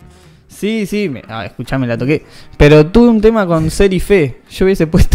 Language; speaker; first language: Spanish; native; Spanish